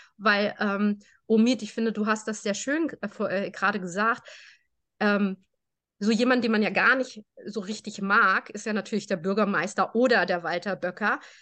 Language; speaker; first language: German; native; German